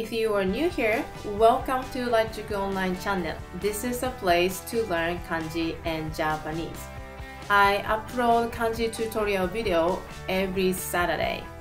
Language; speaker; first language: English; non-native, fluent; Japanese